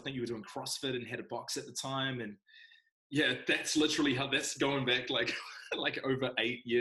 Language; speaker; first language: English; native; English